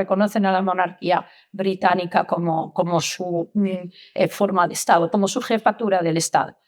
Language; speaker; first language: Spanish; non-native, fluent; Italian